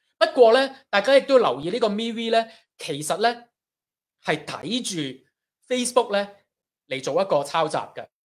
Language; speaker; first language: Cantonese; native; Cantonese